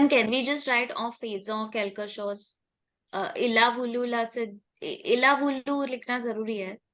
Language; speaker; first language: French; non-native, learner; Hindi